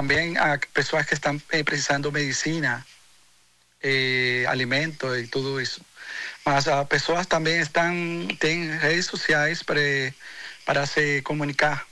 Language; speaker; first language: Portuguese; non-native, fluent; Spanish